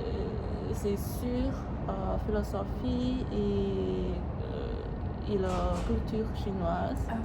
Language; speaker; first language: French; non-native, learner; English